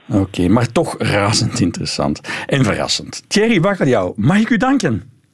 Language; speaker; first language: Dutch; native; Dutch